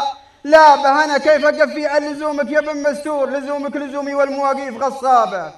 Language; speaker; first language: Arabic; native; Arabic